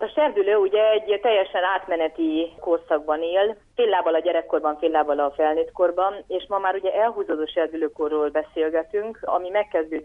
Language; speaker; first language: Hungarian; native; Hungarian